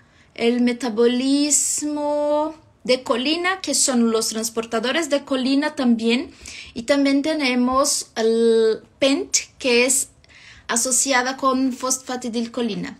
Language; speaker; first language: Spanish; non-native, fluent; Portuguese